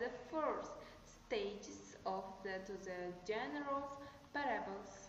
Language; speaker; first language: English; non-native, learner; Uzbek